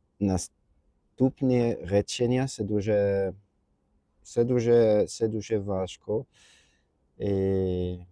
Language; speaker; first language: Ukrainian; non-native, learner; French